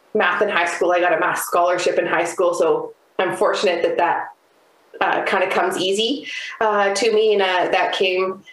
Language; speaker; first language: English; native; English